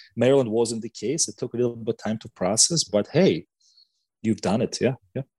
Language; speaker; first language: English; non-native, fluent; Russian